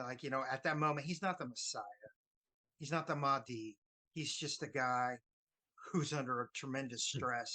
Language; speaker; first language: English; native; English